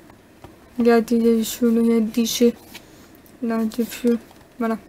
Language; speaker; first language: French; non-native, learner; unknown